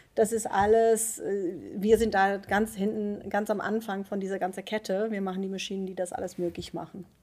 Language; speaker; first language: German; non-native, fluent; Dutch